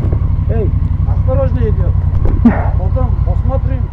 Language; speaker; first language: Russian; non-native, learner; Mongolian